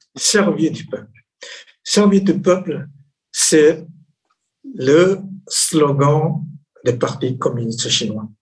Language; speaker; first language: French; non-native, fluent; Chinese